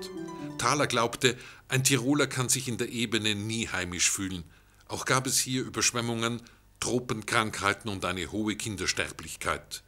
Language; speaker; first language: German; native; German